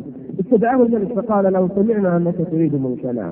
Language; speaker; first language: Arabic; native; Arabic